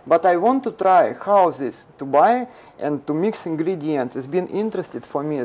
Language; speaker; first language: English; non-native, learner; Russian